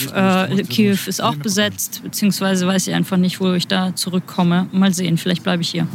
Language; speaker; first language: German; non-native, fluent; Ukrainian